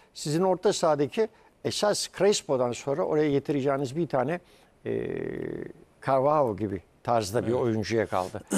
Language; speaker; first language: Turkish; native; Turkish